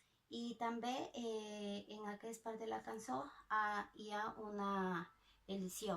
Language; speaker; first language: Catalan; non-native, local second language; Spanish